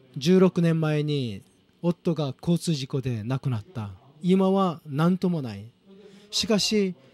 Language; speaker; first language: Japanese; non-native, fluent; Korean